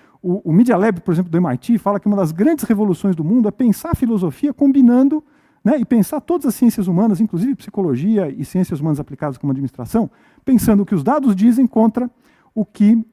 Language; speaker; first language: Portuguese; native; Portuguese